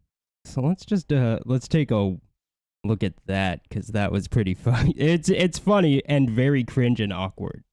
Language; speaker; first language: English; native; English